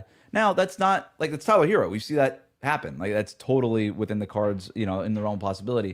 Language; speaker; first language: English; native; English